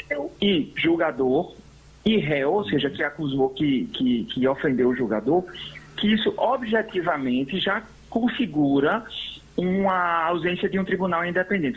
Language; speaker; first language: Portuguese; native; Portuguese